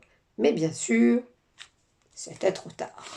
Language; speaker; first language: French; native; French